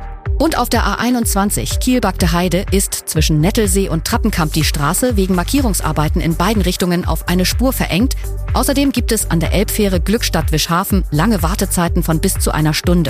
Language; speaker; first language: German; native; German